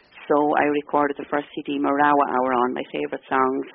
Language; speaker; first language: English; native; English